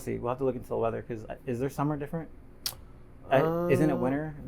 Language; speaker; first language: English; native; English